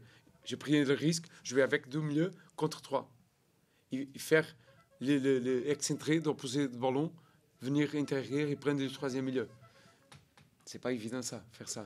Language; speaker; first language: French; non-native, learner; Portuguese